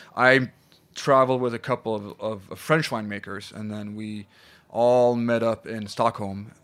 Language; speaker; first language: English; non-native, fluent; Swedish